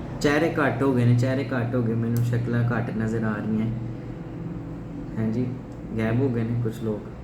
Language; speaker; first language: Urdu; non-native, local second language; Punjabi